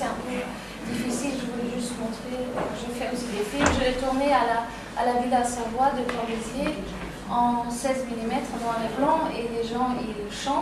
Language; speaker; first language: French; non-native, fluent; German